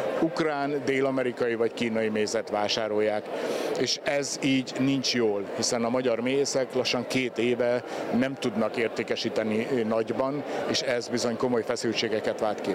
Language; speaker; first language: Hungarian; native; Hungarian